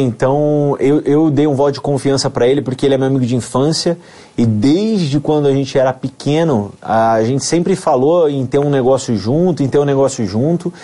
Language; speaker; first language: Portuguese; native; Portuguese